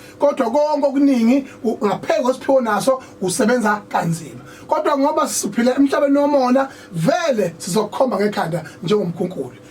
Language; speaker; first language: Zulu; native; Zulu